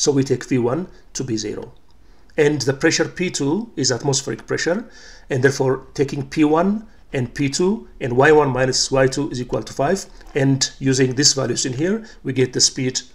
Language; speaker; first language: English; non-native, local second language; Amharic